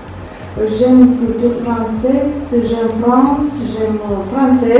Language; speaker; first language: French; non-native, learner; Romanian